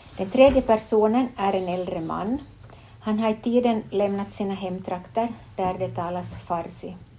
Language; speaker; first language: Swedish; native; Swedish